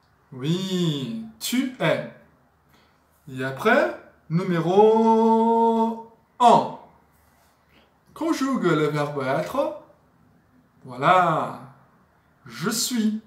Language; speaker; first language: French; non-native, fluent; Portuguese